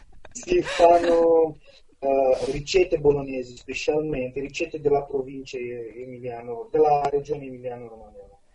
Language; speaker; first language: Italian; non-native, fluent; Romanian